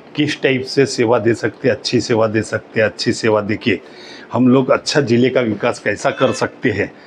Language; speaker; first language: Hindi; non-native, local second language; Marathi